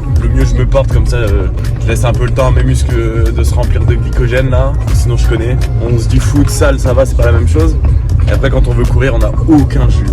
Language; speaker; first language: French; native; French